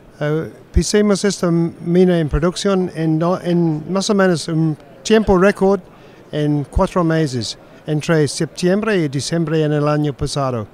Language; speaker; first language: Spanish; non-native, fluent; English